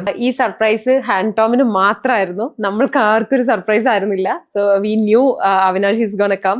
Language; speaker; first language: Malayalam; native; Malayalam